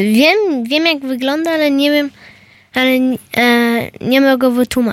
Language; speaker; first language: Polish; early bilingual, heritage; Polish